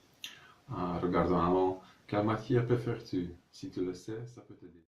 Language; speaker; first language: French; non-native, learner; Hungarian